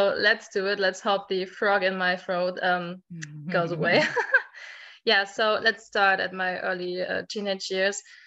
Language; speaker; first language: English; non-native, fluent; German